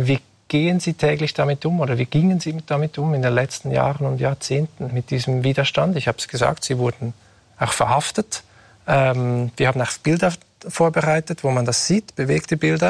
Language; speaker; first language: German; native; German